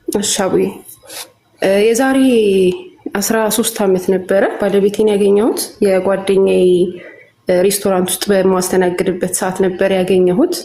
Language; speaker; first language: Amharic; native; Amharic